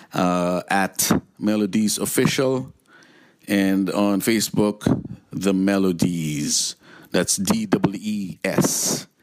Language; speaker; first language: English; non-native, local second language; Filipino